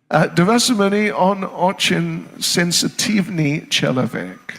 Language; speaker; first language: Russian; non-native, learner; English